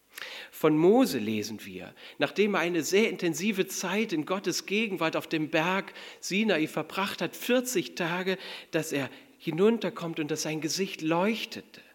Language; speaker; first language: German; native; German